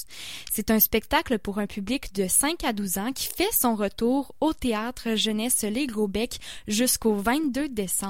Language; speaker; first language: French; native; French